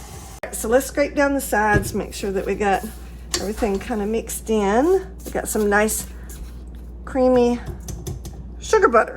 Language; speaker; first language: English; native; English